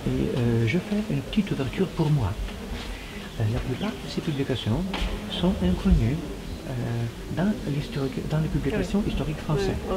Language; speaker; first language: French; non-native, learner; Ukrainian